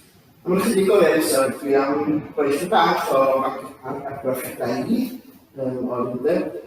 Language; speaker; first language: Welsh; native; Welsh